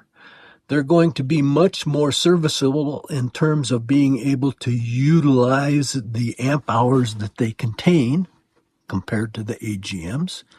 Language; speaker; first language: English; native; English